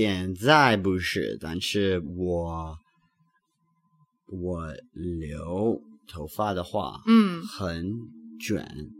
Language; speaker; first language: Chinese; non-native, learner; English